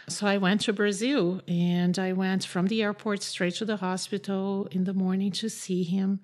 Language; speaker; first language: English; non-native, fluent; Portuguese